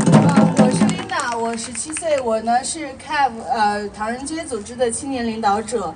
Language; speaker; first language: Chinese; native; Chinese